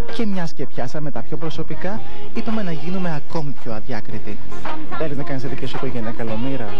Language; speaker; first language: Greek; native; Greek